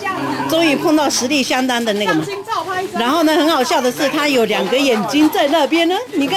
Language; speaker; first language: Chinese; native; Chinese